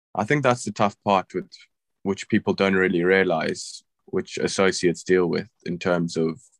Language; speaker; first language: English; native; English